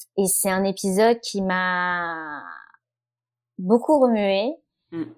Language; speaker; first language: French; early bilingual, other home language; Vietnamese